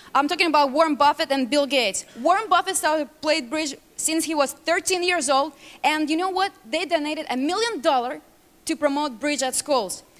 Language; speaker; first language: English; non-native, learner; Russian